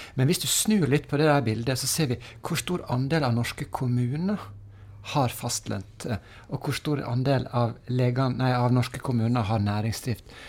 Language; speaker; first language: Norwegian; native; Norwegian